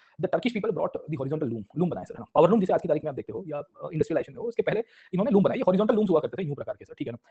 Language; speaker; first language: Hindi; non-native, local second language; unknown